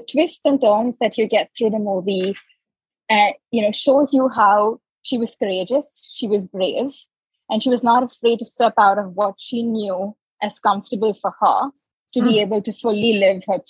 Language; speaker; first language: English; non-native, local second language; Hindi